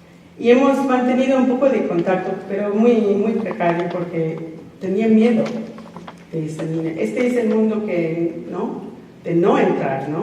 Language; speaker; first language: Spanish; non-native, fluent; English